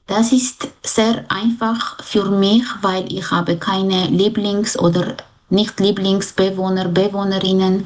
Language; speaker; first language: German; non-native, fluent; Armenian